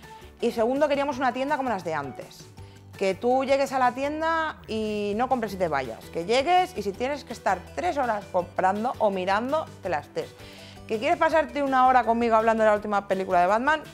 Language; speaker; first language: Spanish; native; Spanish